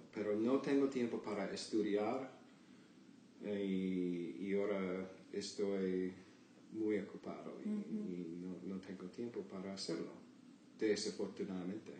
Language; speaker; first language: Spanish; non-native, learner; English